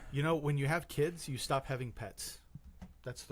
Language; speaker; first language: English; native; English